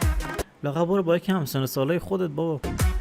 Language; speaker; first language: Persian; native; Persian